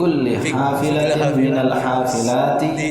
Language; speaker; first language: Arabic; non-native, fluent; Indonesian